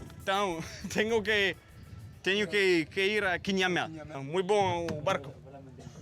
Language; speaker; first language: Portuguese; non-native, learner; French